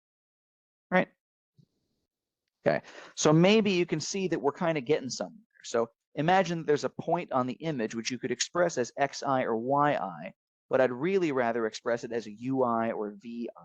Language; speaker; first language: English; native; English